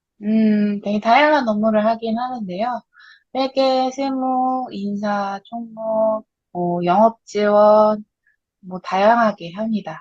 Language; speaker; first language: Korean; native; Korean